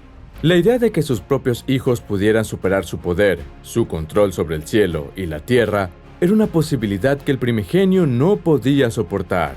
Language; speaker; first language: Spanish; native; Spanish